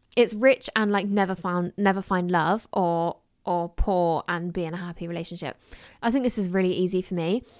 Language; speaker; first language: English; native; English